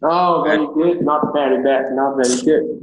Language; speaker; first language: English; non-native, learner; Vietnamese